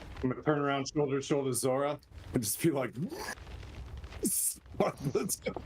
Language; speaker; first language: English; native; English